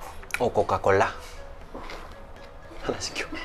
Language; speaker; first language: Spanish; non-native, learner; Korean